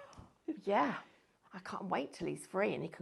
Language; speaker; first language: English; native; English